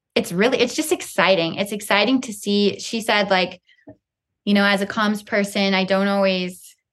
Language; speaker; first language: English; native; English